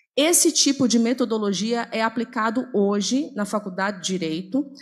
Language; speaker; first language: Portuguese; native; Portuguese